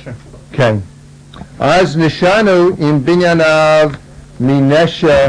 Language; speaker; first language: Hebrew; non-native, fluent; English